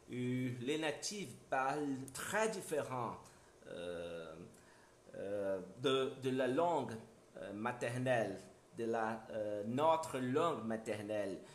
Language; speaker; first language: French; non-native, learner; Portuguese